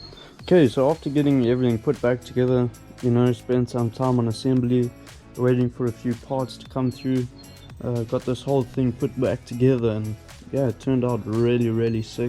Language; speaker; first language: English; native; English